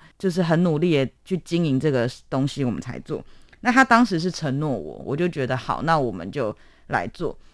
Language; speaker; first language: Chinese; native; Chinese